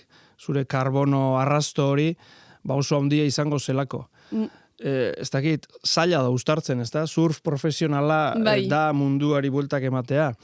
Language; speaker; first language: Basque; native; Basque